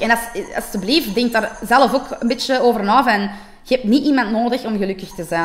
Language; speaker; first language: Dutch; native; Dutch